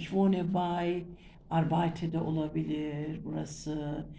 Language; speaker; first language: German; non-native, fluent; Turkish